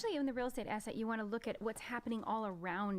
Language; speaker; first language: English; native; English